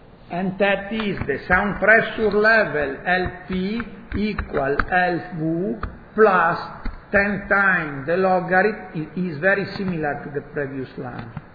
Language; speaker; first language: English; non-native, fluent; Italian